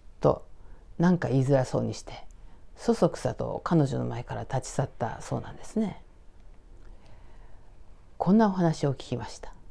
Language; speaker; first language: Japanese; native; Japanese